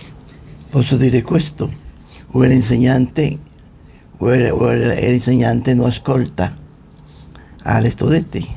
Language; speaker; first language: Italian; non-native, fluent; Spanish